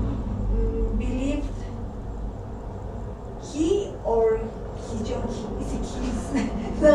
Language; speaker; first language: English; non-native, learner; Spanish